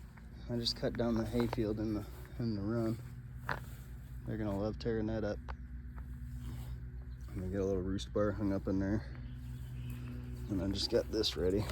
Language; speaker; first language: English; native; English